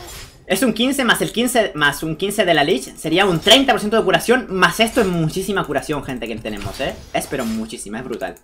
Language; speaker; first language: Spanish; native; Spanish